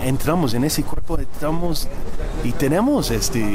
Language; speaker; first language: Spanish; early bilingual, heritage; Spanish